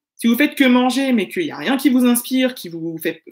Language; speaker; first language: French; native; French